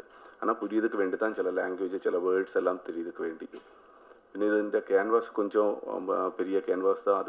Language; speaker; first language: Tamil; non-native, learner; Malayalam